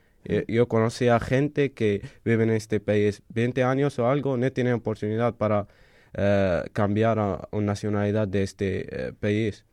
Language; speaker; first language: Spanish; non-native, fluent; Arabic